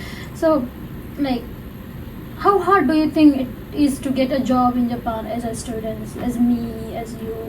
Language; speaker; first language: English; non-native, fluent; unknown